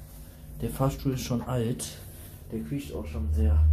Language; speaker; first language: German; native; German